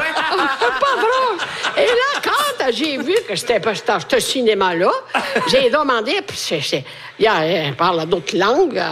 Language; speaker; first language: French; non-native, fluent; Italian